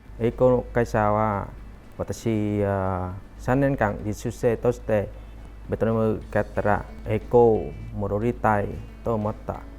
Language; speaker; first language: Japanese; non-native, learner; Vietnamese